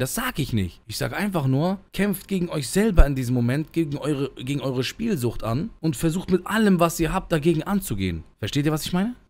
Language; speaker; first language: German; native; German